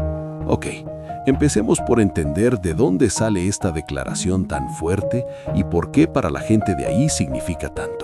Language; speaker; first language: Spanish; native; Spanish